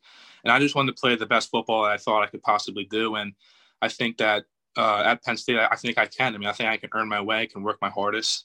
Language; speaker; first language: English; native; English